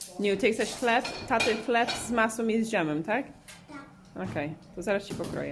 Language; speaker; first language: Polish; non-native, learner; English